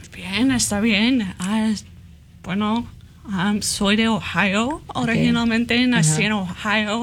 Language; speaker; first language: Spanish; non-native, fluent; English